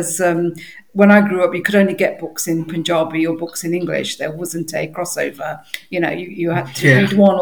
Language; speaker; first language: English; native; English